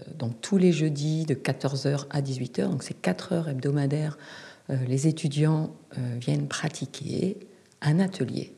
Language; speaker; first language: French; native; French